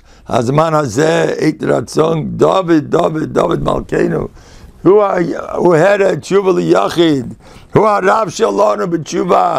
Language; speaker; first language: Hebrew; non-native, fluent; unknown